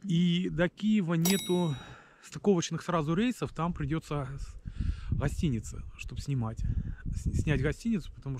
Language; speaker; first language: Russian; native; Russian